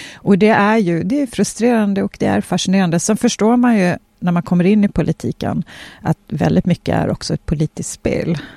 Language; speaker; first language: Swedish; early bilingual, other home language; Polish